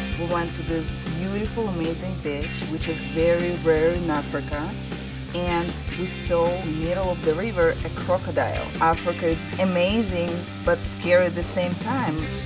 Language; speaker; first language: English; non-native, fluent; Russian